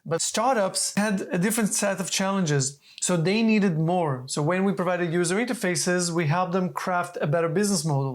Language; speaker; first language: English; non-native, fluent; Hebrew